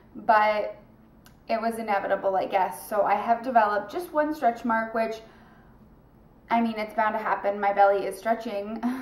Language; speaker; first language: English; native; English